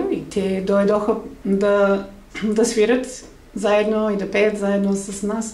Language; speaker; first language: Bulgarian; non-native, fluent; English